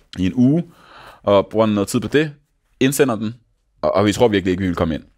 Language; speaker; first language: Danish; native; Danish